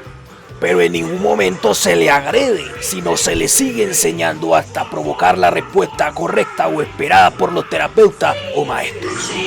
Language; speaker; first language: Spanish; native; Spanish